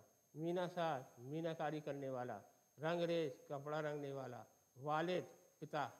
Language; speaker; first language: Hindi; native; Hindi